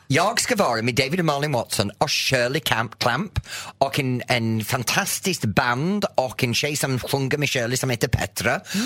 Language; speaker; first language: Swedish; non-native, fluent; English